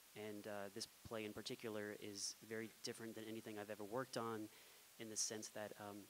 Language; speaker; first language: English; native; English